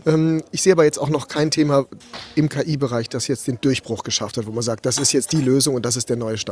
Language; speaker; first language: German; native; German